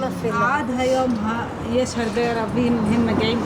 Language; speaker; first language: Hebrew; non-native, local second language; Arabic